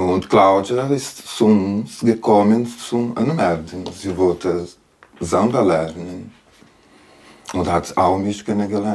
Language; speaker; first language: German; non-native, fluent; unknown